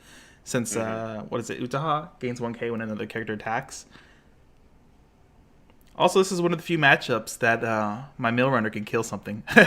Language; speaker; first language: English; native; English